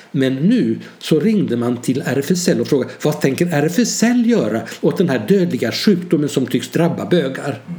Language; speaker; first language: Swedish; early bilingual, other home language; Hungarian